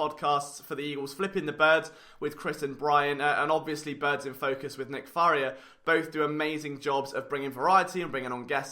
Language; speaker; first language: English; native; English